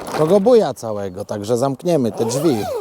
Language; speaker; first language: Polish; native; Polish